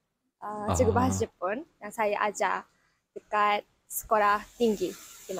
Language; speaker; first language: Indonesian; non-native, learner; Japanese